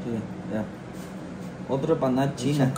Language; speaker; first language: Spanish; non-native, learner; Chinese